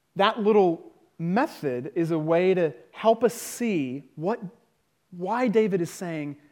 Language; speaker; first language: English; native; English